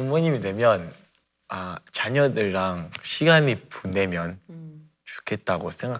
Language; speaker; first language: Korean; non-native, fluent; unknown